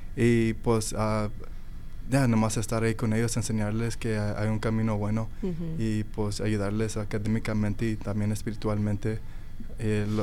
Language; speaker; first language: Spanish; early bilingual, heritage; Spanish